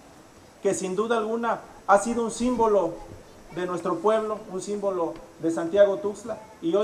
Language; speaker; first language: Spanish; native; Spanish